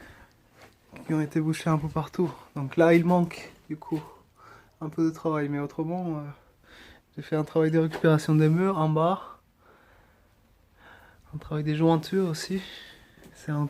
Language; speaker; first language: French; early bilingual, other home language; Spanish